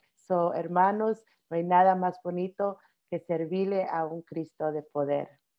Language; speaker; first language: Spanish; early bilingual, heritage; Spanish